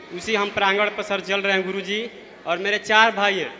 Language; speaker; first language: Hindi; native; Hindi